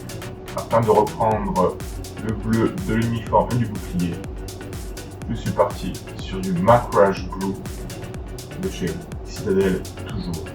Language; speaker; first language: French; native; French